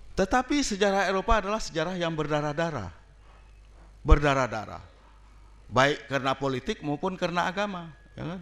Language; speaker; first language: Indonesian; non-native, local second language; Minangkabau